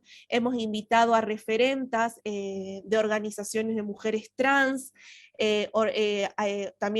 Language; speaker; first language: Spanish; native; Spanish